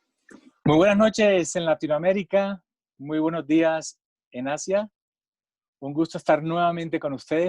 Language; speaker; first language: Spanish; native; Spanish